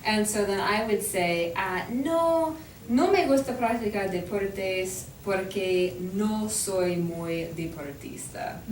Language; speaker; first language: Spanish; non-native, learner; English